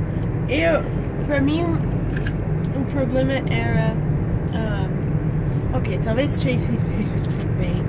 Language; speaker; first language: Portuguese; non-native, fluent; English